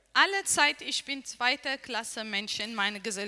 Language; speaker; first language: German; non-native, learner; Arabic